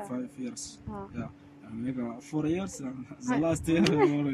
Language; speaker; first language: English; non-native, learner; Arabic